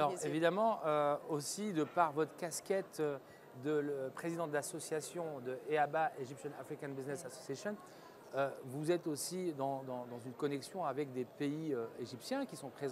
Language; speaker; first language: French; non-native, local second language; Arabic